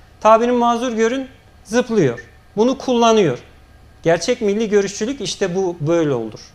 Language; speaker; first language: Turkish; native; Turkish